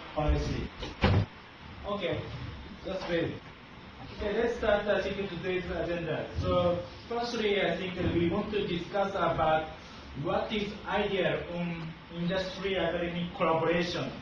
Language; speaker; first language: English; non-native, fluent; Japanese